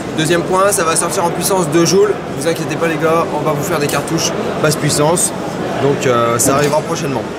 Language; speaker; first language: French; native; French